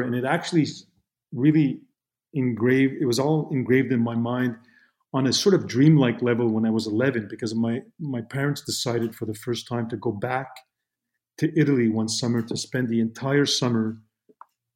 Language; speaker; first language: English; non-native, fluent; Italian